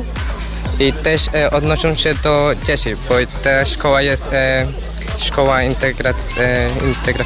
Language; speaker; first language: Polish; non-native, learner; Spanish